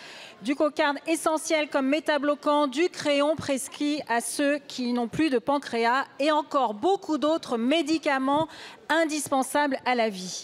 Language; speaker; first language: French; native; French